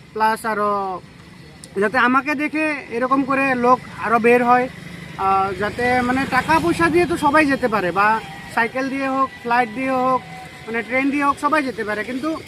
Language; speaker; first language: Bangla; native; Bangla